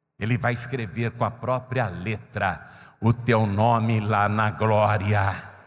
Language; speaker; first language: Portuguese; native; Portuguese